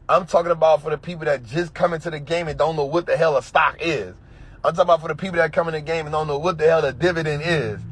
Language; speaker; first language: English; native; English